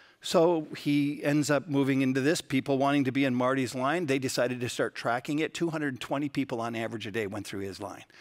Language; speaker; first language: English; native; English